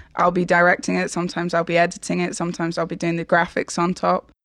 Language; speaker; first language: English; native; English